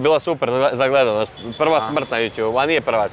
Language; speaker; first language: Serbian; native; Serbian